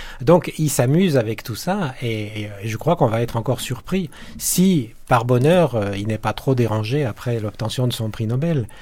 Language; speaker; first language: French; native; French